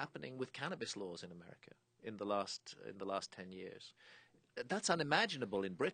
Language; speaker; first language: English; native; English